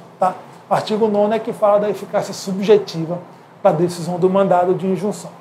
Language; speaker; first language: Portuguese; native; Portuguese